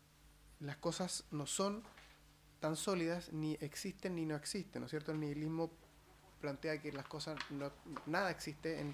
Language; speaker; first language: Spanish; native; Spanish